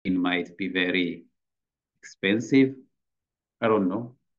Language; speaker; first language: English; non-native, fluent; Amharic